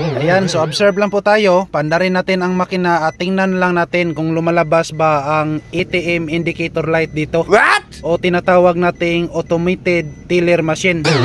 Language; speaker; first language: Filipino; non-native, local second language; Cebuano